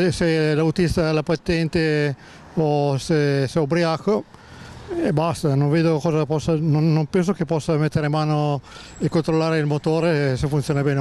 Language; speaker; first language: Italian; native; Italian